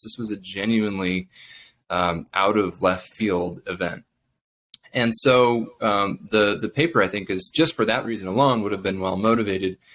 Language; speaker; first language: English; native; English